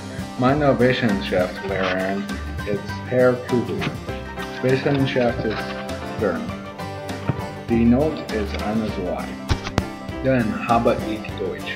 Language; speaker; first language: German; non-native, learner; English